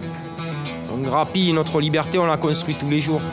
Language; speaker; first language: French; native; French